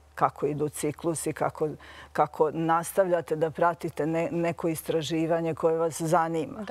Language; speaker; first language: Croatian; native; Croatian